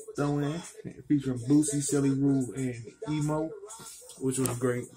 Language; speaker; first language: English; native; English